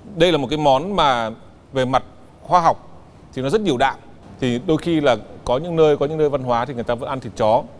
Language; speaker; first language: Vietnamese; native; Vietnamese